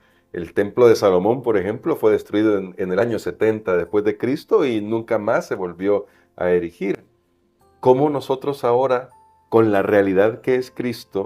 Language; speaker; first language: Spanish; native; Spanish